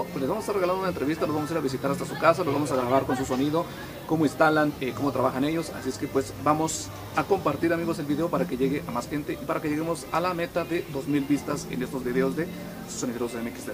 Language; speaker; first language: Spanish; native; Spanish